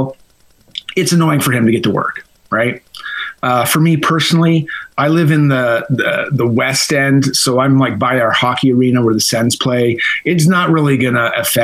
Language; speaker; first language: English; native; English